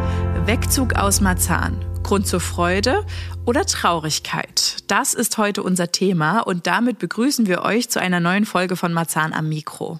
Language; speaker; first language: German; native; German